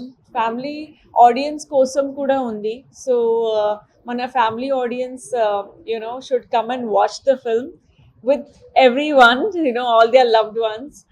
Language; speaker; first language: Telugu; non-native, local second language; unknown